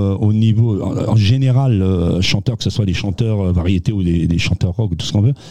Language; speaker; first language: French; non-native, local second language; Swiss German